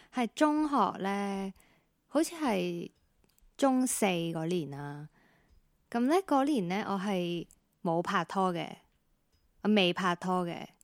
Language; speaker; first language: Cantonese; native; Cantonese